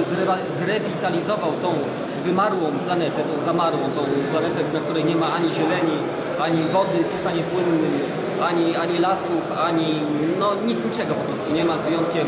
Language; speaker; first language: Polish; native; Polish